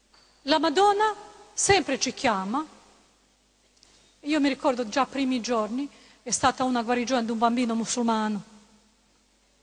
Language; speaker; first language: Italian; non-native, fluent; Croatian